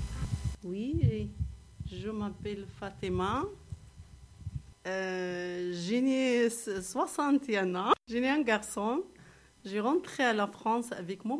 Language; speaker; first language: French; non-native, learner; Arabic